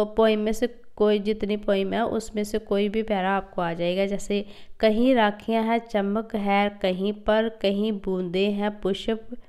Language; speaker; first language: Hindi; non-native, local second language; Punjabi